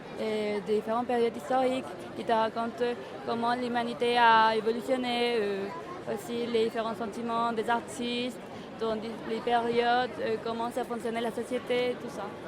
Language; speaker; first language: French; non-native, learner; Spanish